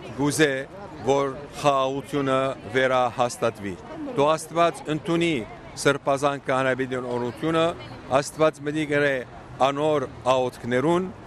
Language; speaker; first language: Armenian; early bilingual, heritage; Armenian